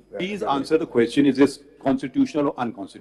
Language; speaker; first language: English; non-native, local second language; Urdu